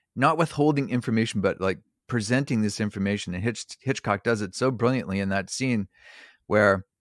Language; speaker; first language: English; native; English